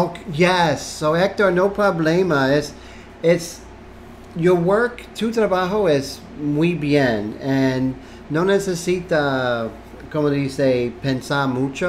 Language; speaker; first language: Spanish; non-native, learner; English